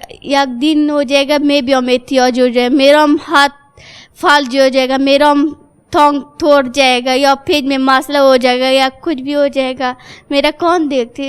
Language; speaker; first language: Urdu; non-native, learner; Persian